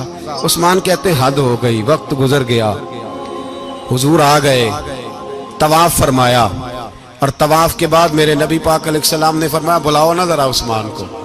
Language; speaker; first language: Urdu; non-native, local second language; Punjabi